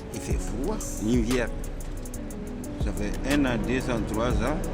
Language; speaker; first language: French; non-native, learner; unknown